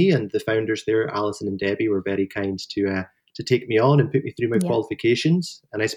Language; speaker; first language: English; native; English